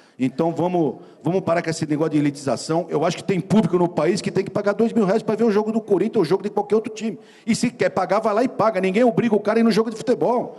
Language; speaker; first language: Portuguese; native; Portuguese